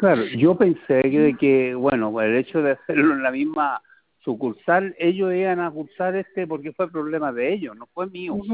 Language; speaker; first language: Spanish; native; Spanish